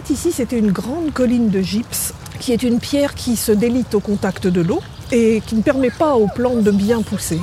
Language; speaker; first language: French; native; French